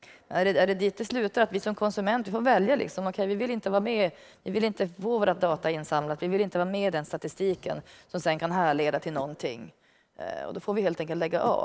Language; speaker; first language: Swedish; native; Swedish